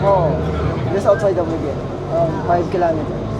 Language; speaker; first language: English; non-native, local second language; Filipino